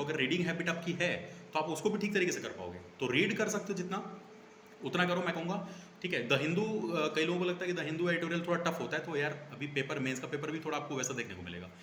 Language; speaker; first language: Hindi; native; Hindi